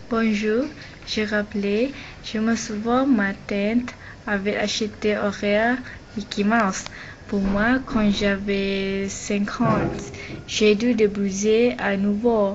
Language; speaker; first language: French; non-native, learner; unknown